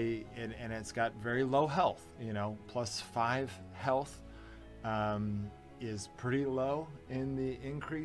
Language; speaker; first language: English; native; English